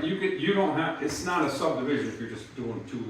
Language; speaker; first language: English; native; English